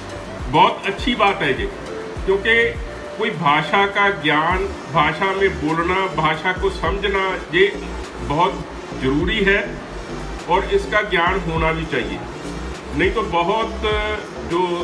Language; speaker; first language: Hindi; non-native, local second language; Punjabi